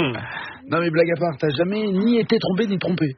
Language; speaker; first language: French; native; French